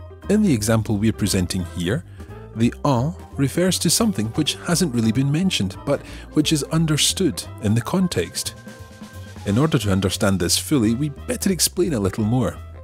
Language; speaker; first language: English; native; English